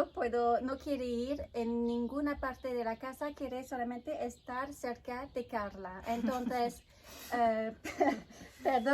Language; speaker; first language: Spanish; non-native, fluent; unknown